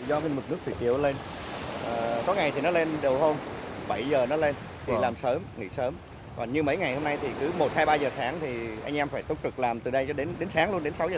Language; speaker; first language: Vietnamese; native; Vietnamese